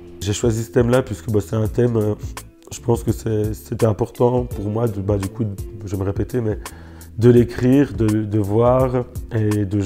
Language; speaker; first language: French; native; French